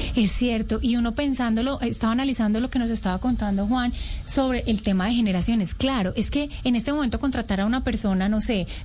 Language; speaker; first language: Spanish; native; Spanish